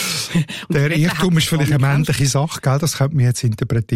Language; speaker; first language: German; native; German